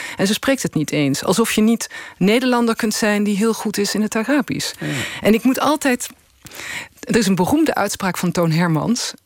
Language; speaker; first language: Dutch; native; Dutch